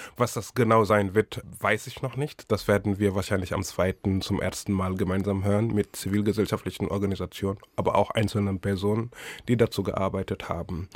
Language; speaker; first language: German; non-native, fluent; Wolof